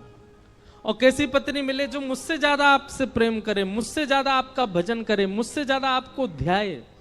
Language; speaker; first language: Hindi; native; Hindi